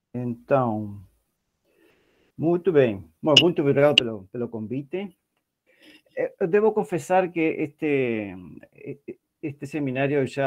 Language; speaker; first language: Portuguese; non-native, fluent; Spanish